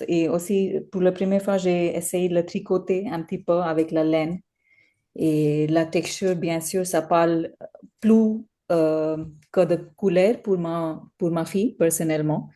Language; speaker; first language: French; non-native, learner; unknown